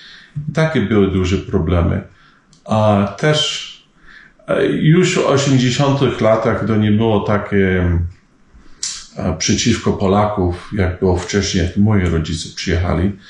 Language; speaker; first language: Polish; early bilingual, heritage; Polish